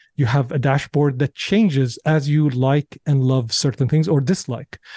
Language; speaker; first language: English; non-native, fluent; Arabic